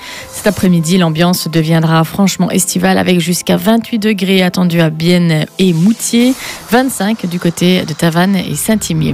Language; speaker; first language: French; native; French